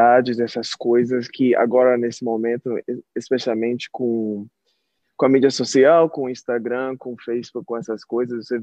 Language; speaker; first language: Portuguese; early bilingual, heritage; Portuguese